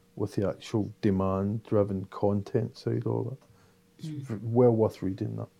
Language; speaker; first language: English; native; English